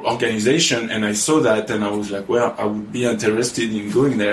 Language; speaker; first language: English; non-native, fluent; French